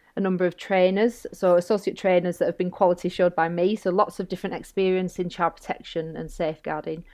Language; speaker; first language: English; native; English